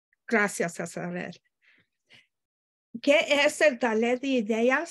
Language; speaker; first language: Spanish; non-native, learner; English